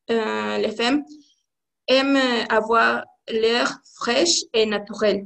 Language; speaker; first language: French; non-native, learner; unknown